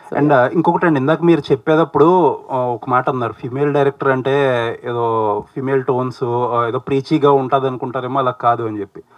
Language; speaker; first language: Telugu; native; Telugu